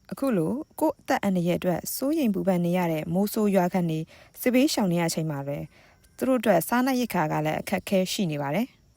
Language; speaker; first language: Burmese; native; Burmese